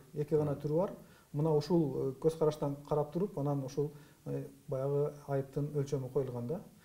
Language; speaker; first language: Kyrgyz; native; Kyrgyz